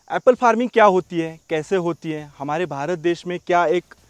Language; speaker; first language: Hindi; non-native, local second language; Marathi